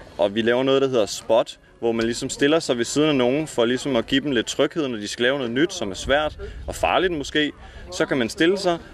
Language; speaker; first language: Danish; native; Danish